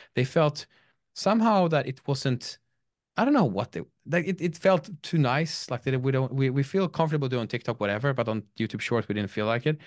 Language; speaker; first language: English; non-native, fluent; Swedish